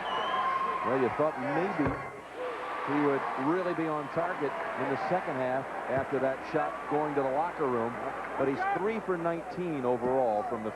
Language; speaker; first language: English; native; English